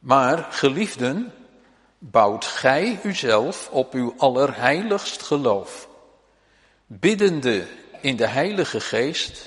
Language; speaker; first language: Dutch; native; Dutch